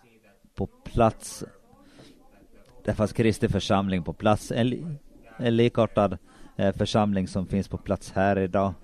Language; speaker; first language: Swedish; non-native, local second language; Finnish